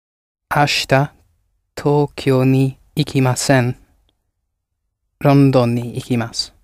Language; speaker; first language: Japanese; non-native, learner; English